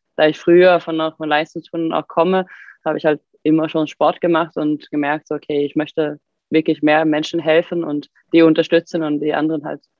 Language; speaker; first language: German; non-native, fluent; Swedish